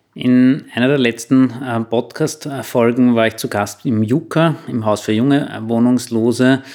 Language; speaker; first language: German; native; German